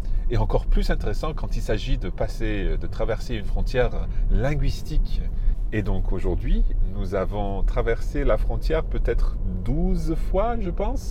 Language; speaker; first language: French; non-native, fluent; English